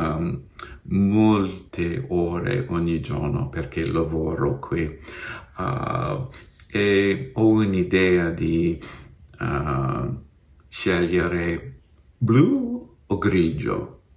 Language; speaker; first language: Italian; non-native, learner; English